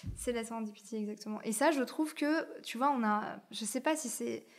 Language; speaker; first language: French; native; French